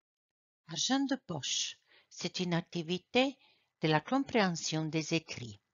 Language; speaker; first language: French; non-native, fluent; Croatian